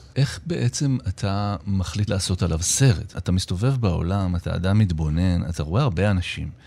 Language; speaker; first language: Hebrew; native; Hebrew